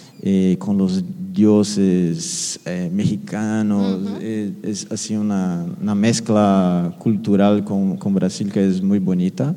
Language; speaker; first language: Spanish; non-native, fluent; Portuguese